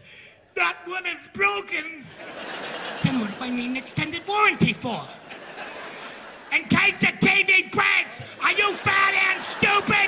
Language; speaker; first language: English; native; English